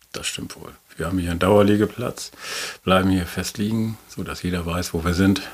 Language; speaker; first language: German; native; German